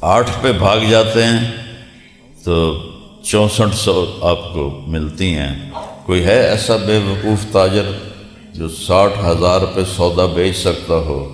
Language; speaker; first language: Urdu; non-native, local second language; Punjabi